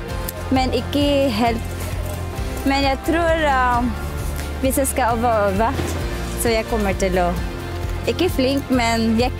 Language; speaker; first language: Norwegian; non-native, fluent; Filipino